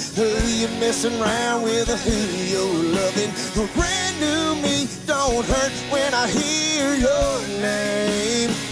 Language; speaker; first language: English; native; English